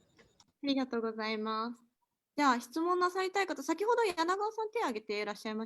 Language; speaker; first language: Japanese; native; Japanese